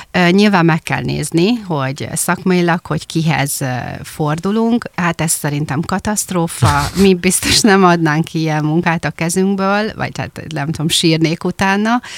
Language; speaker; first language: Hungarian; native; Hungarian